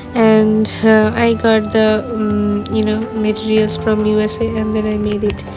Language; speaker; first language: English; non-native, local second language; Bangla